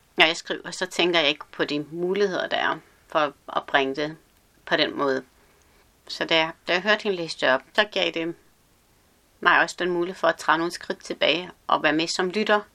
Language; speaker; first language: Danish; early bilingual, other home language; Arabic